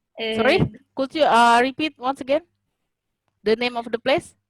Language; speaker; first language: English; non-native, learner; Indonesian